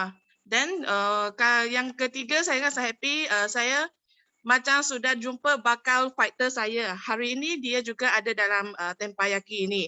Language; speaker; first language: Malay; non-native, local second language; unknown